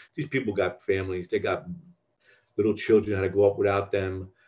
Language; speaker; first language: English; native; English